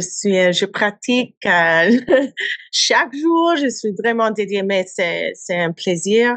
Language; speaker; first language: French; non-native, learner; English